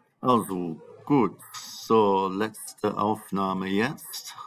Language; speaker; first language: German; non-native, fluent; English